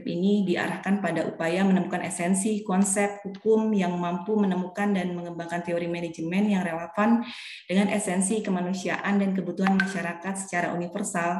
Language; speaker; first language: Indonesian; native; Indonesian